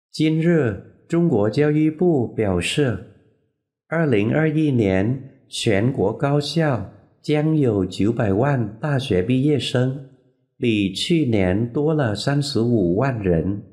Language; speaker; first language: Chinese; non-native, fluent; Vietnamese